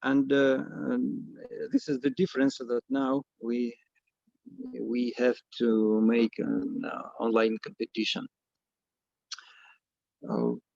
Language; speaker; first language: English; non-native, fluent; Russian